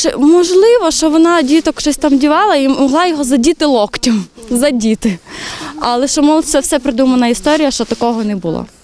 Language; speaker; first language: Ukrainian; native; Ukrainian